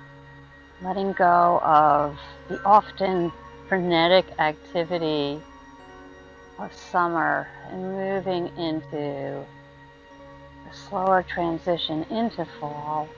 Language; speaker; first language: English; native; English